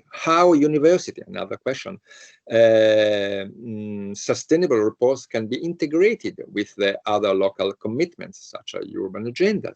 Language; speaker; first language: English; non-native, fluent; Italian